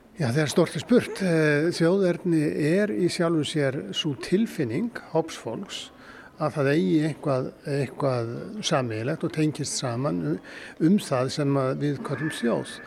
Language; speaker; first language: Icelandic; native; Icelandic